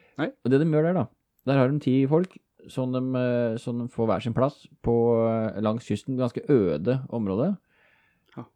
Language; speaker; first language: Norwegian; native; Norwegian